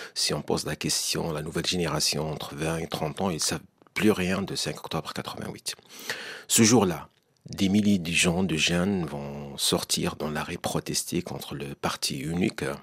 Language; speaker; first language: French; non-native, local second language; Arabic